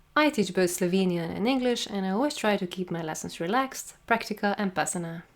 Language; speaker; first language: English; non-native, fluent; Slovenian